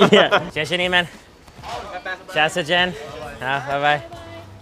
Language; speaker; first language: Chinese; non-native, learner; English